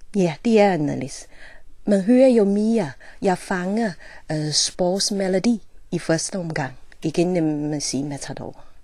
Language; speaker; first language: Danish; non-native, fluent; Chinese